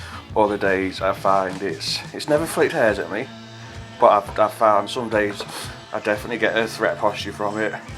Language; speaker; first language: English; native; English